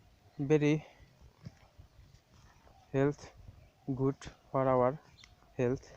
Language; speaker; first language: English; non-native, learner; Bangla